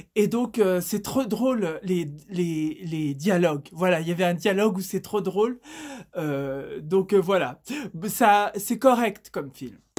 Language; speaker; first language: French; native; French